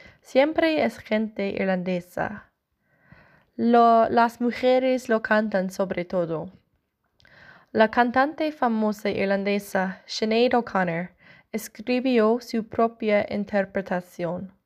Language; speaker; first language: Spanish; non-native, learner; English